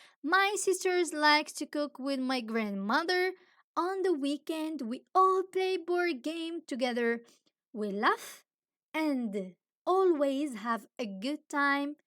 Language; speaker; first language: English; non-native, fluent; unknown